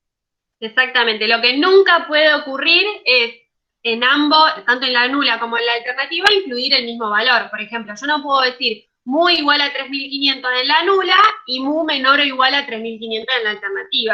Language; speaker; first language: Spanish; native; Spanish